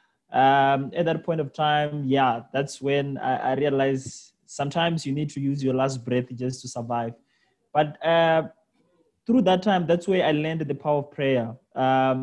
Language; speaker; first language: English; non-native, local second language; Venda